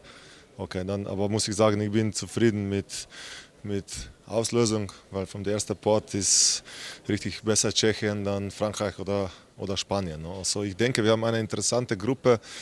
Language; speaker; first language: German; non-native, learner; Slovenian